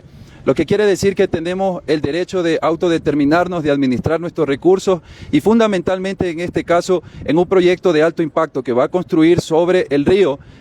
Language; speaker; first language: Spanish; native; Spanish